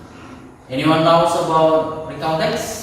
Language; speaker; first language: English; non-native, learner; Indonesian